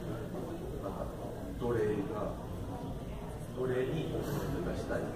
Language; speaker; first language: Japanese; non-native, fluent; English